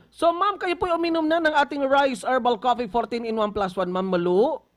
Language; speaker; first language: Filipino; non-native, local second language; Bikol